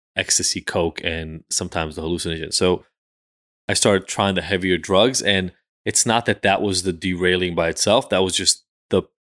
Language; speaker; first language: English; early bilingual, other home language; Hebrew